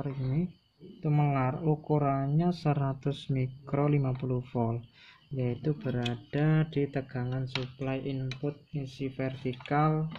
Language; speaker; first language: Indonesian; non-native, local second language; Javanese